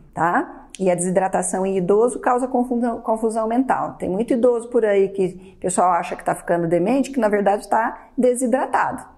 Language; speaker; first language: Portuguese; native; Portuguese